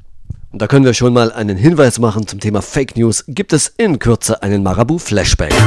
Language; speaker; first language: German; native; German